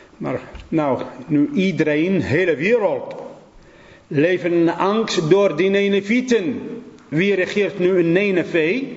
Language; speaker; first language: Dutch; non-native, fluent; Assyrian Neo-Aramaic